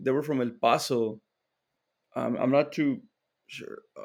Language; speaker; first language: English; early bilingual, other home language; Spanish